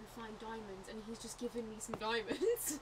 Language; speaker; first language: English; native; English